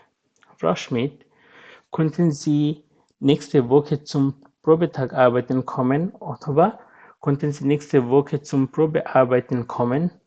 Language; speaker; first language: German; non-native, fluent; Bangla